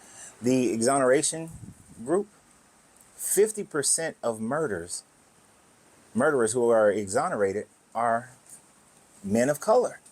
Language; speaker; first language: English; native; English